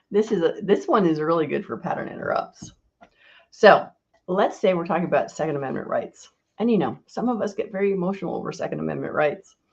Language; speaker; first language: English; native; English